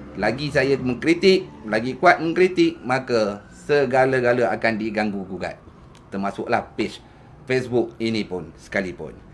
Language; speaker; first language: Malay; native; Malay